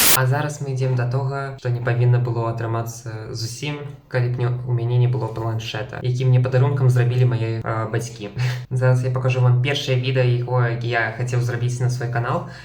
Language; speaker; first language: Belarusian; non-native, local second language; Russian